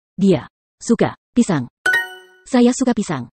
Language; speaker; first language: Indonesian; non-native, learner; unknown